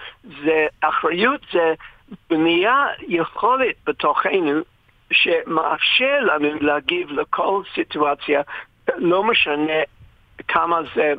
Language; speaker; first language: Hebrew; non-native, fluent; English